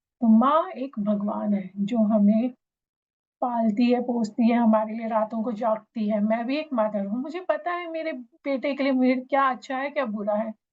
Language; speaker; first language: Hindi; native; Hindi